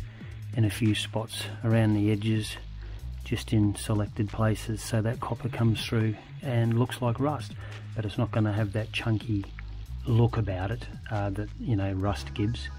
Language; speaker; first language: English; native; English